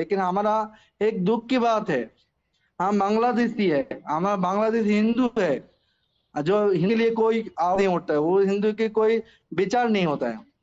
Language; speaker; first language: Hindi; non-native, learner; Bangla